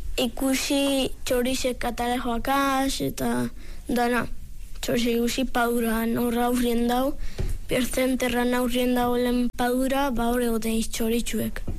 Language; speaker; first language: Basque; native; Basque